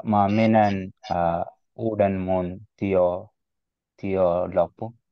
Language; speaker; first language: Finnish; non-native, learner; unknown